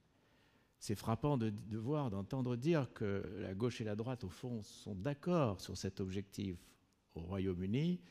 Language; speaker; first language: French; native; French